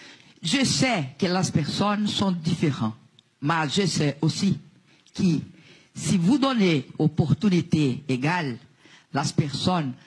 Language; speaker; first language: French; non-native, learner; Portuguese